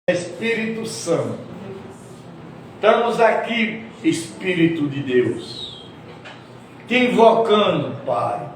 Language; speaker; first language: Portuguese; native; Portuguese